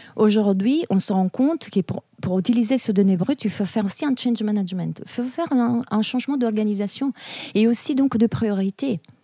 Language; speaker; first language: French; non-native, fluent; Italian